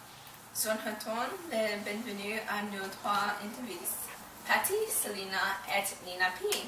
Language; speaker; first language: French; non-native, learner; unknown